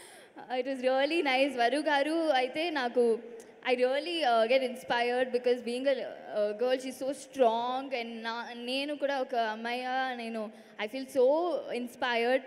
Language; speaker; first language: Telugu; non-native, local second language; Tamil